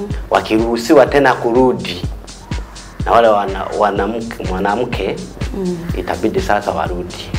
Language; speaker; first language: Swahili; non-native, local second language; Sukuma